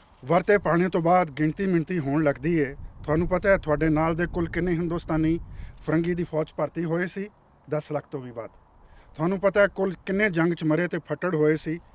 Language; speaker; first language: Punjabi; native; Punjabi